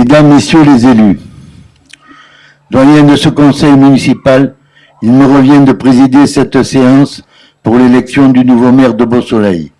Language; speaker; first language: French; native; French